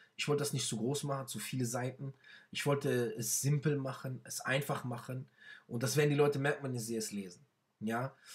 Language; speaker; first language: German; non-native, fluent; Arabic